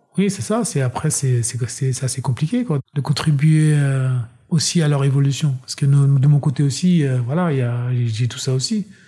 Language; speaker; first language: French; early bilingual, other home language; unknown